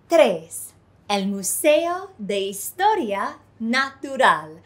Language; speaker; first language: Spanish; non-native, fluent; English